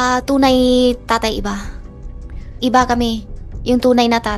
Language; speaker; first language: Filipino; non-native, learner; Chinese